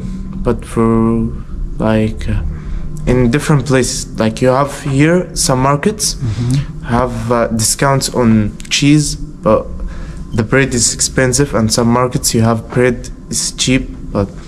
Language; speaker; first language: English; non-native, fluent; Arabic